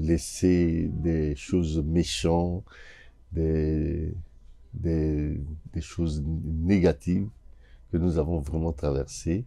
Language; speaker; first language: French; non-native, local second language; Sango